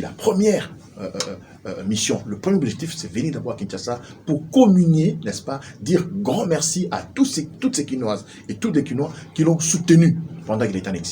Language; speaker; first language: French; non-native, local second language; Lingala